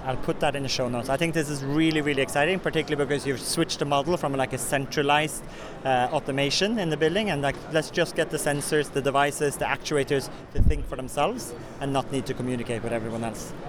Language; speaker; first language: English; non-native, fluent; Norwegian